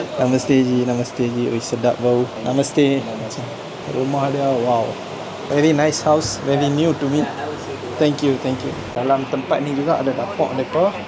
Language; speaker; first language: Malay; native; Malay